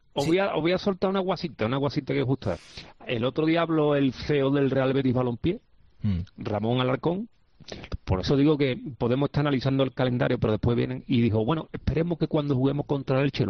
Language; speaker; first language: Spanish; native; Spanish